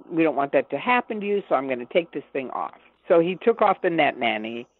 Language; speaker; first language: English; native; English